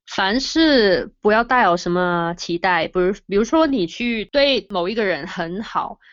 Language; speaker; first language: Chinese; non-native, fluent; Cantonese